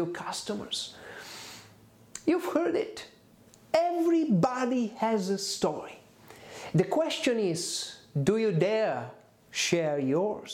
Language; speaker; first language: English; non-native, fluent; Bulgarian